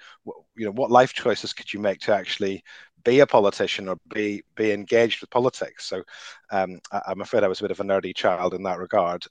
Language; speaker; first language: English; native; English